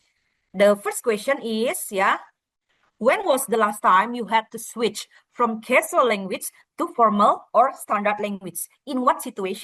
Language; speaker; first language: English; non-native, fluent; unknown